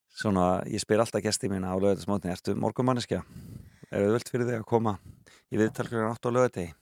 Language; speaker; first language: Icelandic; native; Icelandic